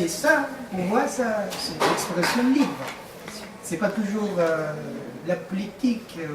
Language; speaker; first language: French; non-native, fluent; Persian